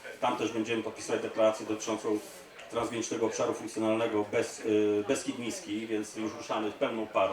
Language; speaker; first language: Polish; native; Polish